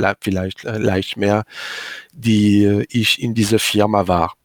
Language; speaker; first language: German; non-native, learner; French